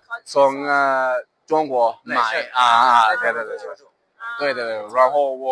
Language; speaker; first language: Chinese; non-native, learner; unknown